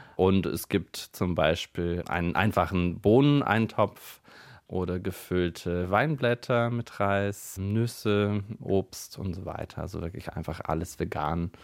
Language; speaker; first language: German; non-native, fluent; Bulgarian